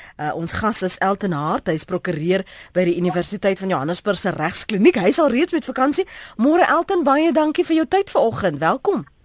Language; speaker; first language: Afrikaans; native; Afrikaans